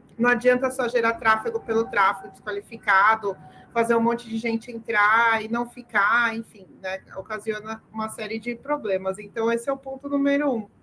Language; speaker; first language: Portuguese; early bilingual, other home language; Arabic